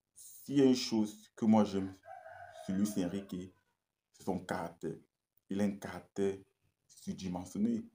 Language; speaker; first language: French; native; French